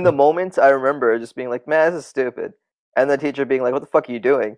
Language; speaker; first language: English; non-native, fluent; Tamil